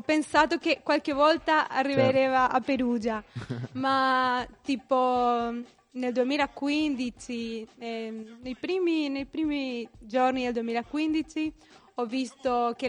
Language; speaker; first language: Italian; non-native, fluent; Spanish